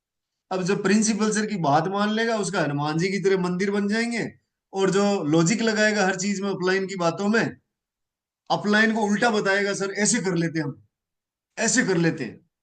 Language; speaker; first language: Hindi; native; Hindi